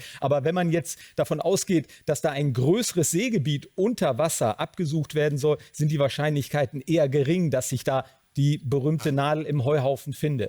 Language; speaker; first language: German; native; German